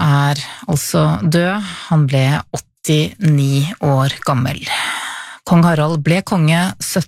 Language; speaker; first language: Norwegian; native; Norwegian